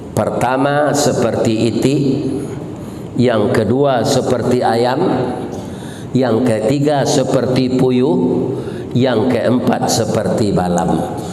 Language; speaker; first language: Malay; non-native, local second language; Minangkabau